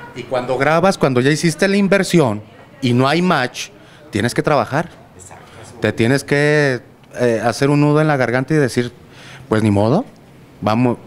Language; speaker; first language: Spanish; native; Spanish